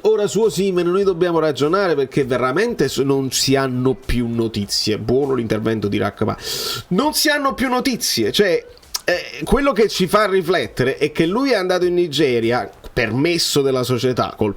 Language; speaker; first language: Italian; native; Italian